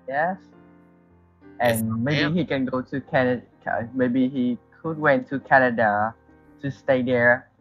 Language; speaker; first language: English; non-native, learner; Vietnamese